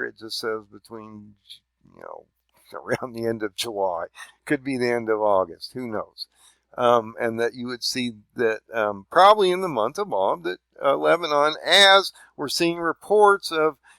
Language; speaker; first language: English; native; English